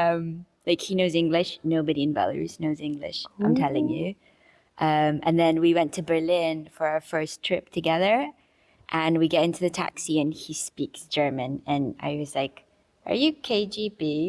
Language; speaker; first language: English; non-native, fluent; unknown